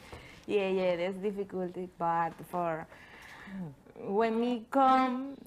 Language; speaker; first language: English; non-native, learner; Spanish